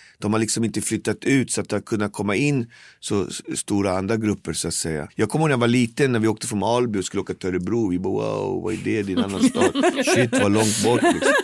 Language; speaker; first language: Swedish; native; Swedish